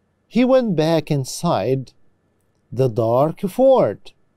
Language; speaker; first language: English; non-native, fluent; Arabic